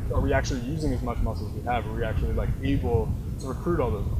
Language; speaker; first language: English; native; English